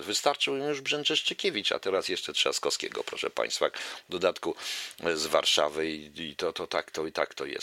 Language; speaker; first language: Polish; native; Polish